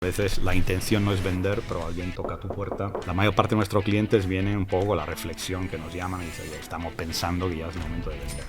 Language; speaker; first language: Spanish; non-native, fluent; English